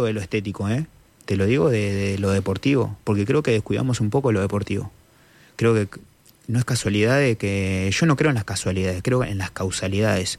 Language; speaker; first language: Spanish; native; Spanish